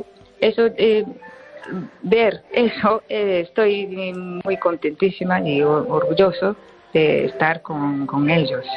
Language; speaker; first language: Spanish; non-native, fluent; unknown